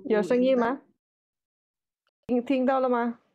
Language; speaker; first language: Chinese; non-native, fluent; Indonesian